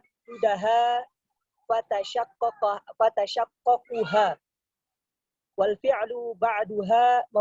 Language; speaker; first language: Arabic; non-native, learner; Indonesian